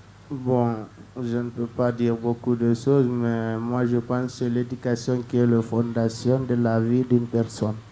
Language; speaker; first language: French; non-native, learner; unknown